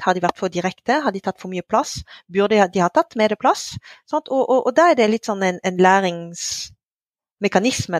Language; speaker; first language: Norwegian; non-native, fluent; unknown